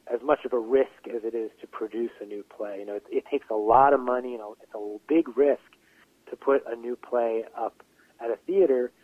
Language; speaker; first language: English; native; English